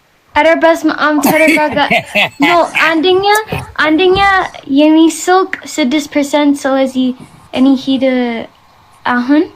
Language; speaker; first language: Amharic; early bilingual, heritage; English